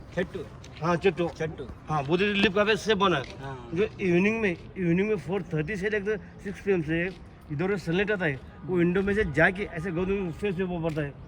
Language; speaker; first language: Hindi; non-native, local second language; Marathi